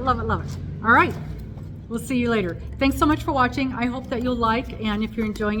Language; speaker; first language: English; native; English